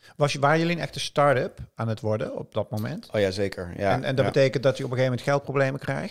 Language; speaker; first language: Dutch; native; Dutch